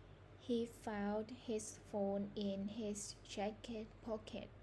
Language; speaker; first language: English; non-native, learner; Vietnamese